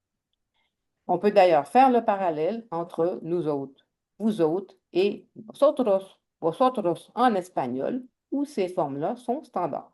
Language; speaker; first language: French; native; French